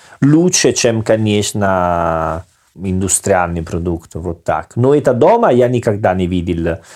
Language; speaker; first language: Russian; non-native, fluent; Italian